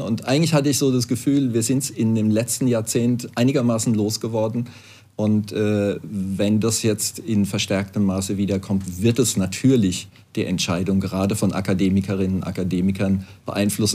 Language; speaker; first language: German; native; German